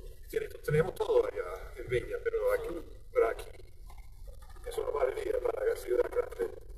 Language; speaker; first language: Spanish; non-native, fluent; English